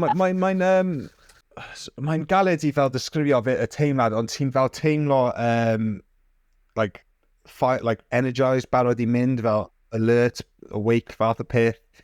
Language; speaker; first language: Welsh; non-native, local second language; English